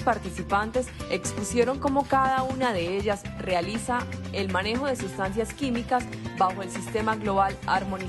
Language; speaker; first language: Spanish; native; Spanish